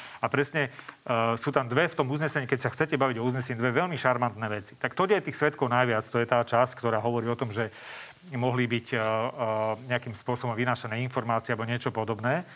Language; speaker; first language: Slovak; native; Slovak